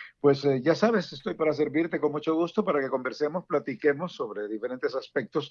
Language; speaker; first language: Spanish; native; Spanish